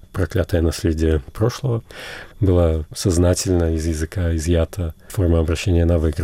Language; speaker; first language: Russian; native; Russian